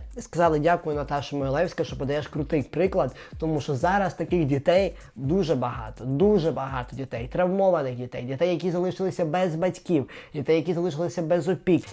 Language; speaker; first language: Ukrainian; native; Ukrainian